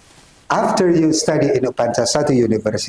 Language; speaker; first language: English; non-native, learner; Indonesian